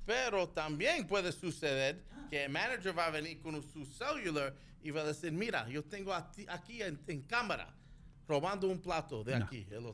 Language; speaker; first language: Spanish; early bilingual, heritage; Spanish